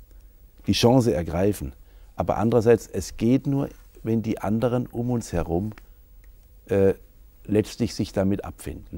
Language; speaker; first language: German; native; German